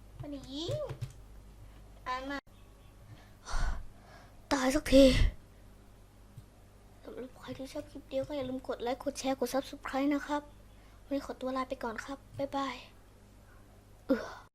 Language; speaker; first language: Thai; native; Thai